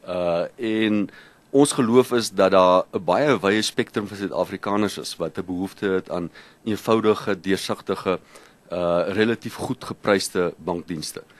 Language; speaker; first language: Afrikaans; native; Afrikaans